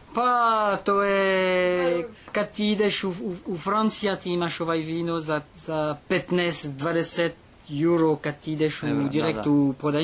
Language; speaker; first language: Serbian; non-native, learner; French